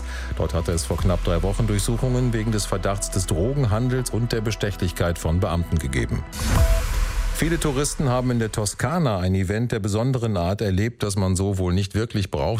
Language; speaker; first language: German; native; German